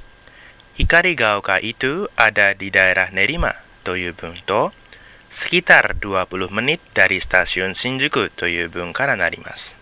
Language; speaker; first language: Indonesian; non-native, fluent; Japanese